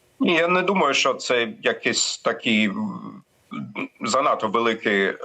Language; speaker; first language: Ukrainian; non-native, fluent; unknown